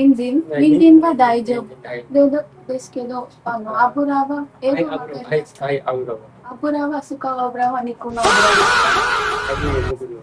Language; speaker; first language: Japanese; non-native, learner; Telugu